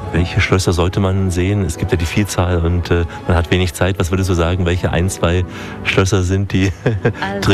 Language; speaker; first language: German; native; German